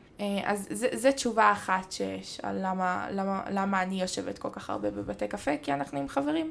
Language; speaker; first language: Hebrew; native; Hebrew